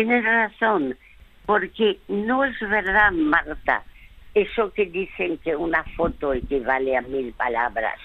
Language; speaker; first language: Spanish; early bilingual, other home language; French